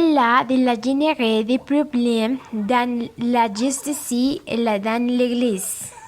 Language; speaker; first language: French; non-native, learner; Spanish